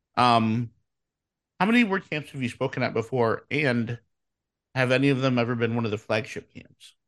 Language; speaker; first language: English; native; English